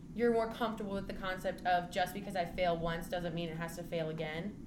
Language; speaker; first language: English; native; English